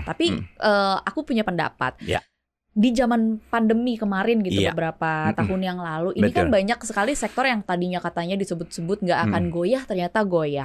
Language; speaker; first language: Indonesian; native; Indonesian